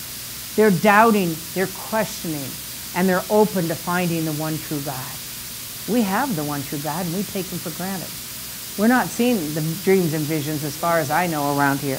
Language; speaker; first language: English; native; English